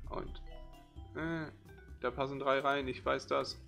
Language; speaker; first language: German; native; German